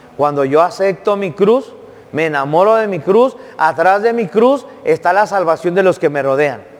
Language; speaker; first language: Spanish; native; Spanish